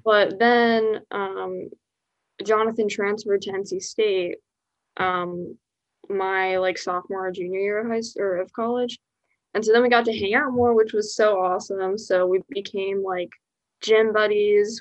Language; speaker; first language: English; early bilingual, other home language; Spanish